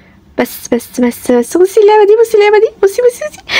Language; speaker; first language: Arabic; native; Arabic